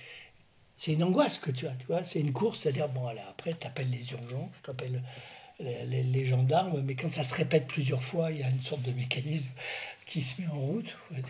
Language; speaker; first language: French; native; French